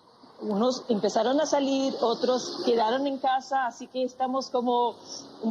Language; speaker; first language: Spanish; non-native, fluent; Portuguese